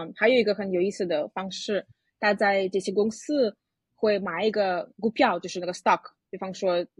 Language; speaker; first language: Chinese; non-native, fluent; Russian